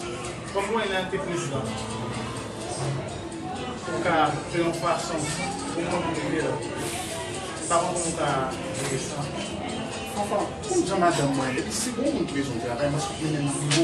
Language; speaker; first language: Portuguese; non-native, learner; Haitian Creole